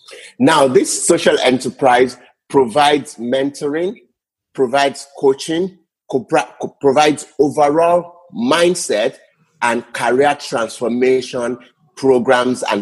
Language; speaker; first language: English; non-native, local second language; Yoruba